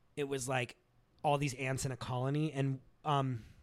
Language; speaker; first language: English; native; English